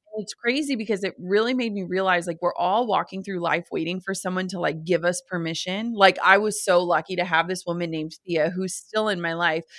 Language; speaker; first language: English; native; English